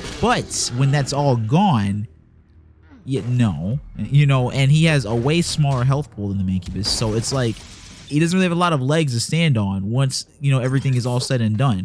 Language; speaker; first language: English; native; English